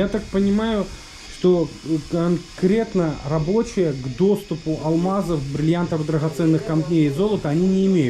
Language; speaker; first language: Russian; native; Russian